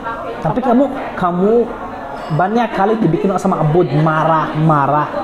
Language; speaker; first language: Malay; non-native, learner; Arabic